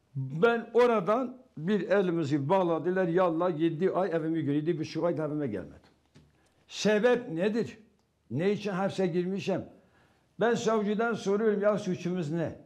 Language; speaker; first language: Turkish; non-native, local second language; Kurdish